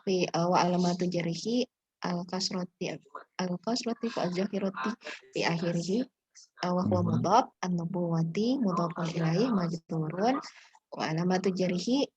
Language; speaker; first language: Arabic; non-native, learner; Indonesian